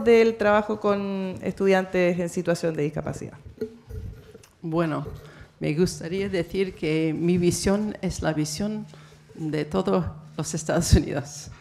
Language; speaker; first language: Spanish; non-native, fluent; English